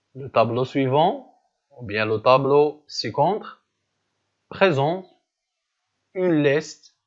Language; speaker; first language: French; non-native, local second language; Arabic